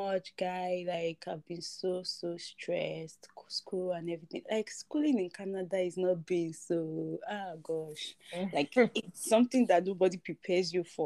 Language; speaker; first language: English; non-native, local second language; Yoruba